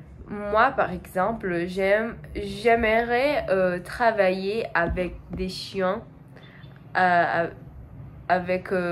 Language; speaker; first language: French; non-native, learner; Portuguese